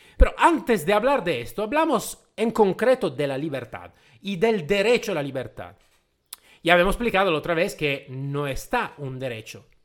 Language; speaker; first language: Spanish; non-native, fluent; Italian